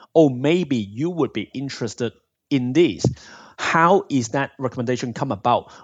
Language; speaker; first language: English; non-native, local second language; Cantonese